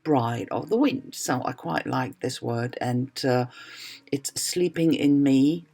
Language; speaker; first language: English; non-native, fluent; German